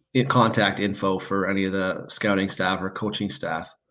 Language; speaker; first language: English; native; English